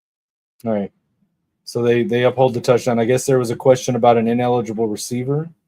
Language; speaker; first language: English; native; English